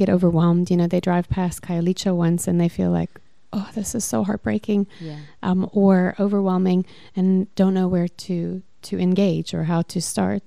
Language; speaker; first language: English; non-native, local second language; Afrikaans